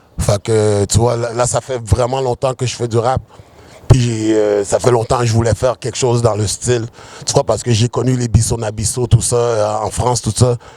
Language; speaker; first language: French; early bilingual, other home language; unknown